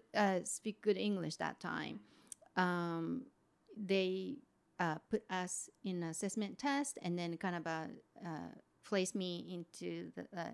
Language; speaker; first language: English; non-native, fluent; Japanese